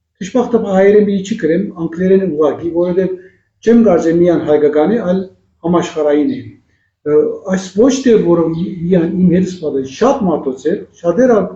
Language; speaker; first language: Armenian; early bilingual, heritage; Armenian